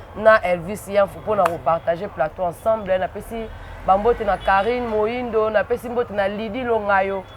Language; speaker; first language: Lingala; native; Lingala